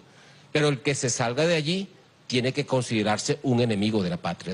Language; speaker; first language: Spanish; native; Spanish